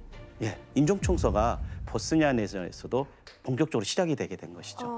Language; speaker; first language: Korean; native; Korean